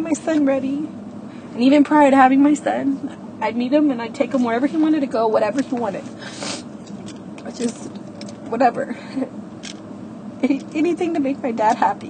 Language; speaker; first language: English; native; English